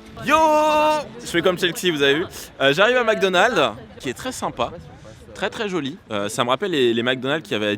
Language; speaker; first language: French; native; French